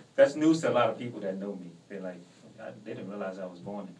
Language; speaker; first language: English; native; English